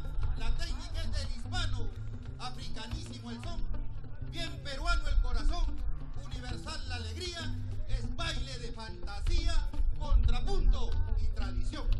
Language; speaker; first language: Spanish; native; Spanish